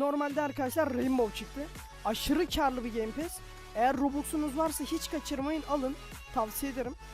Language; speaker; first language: Turkish; native; Turkish